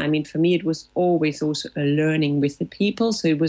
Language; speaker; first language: English; non-native, fluent; German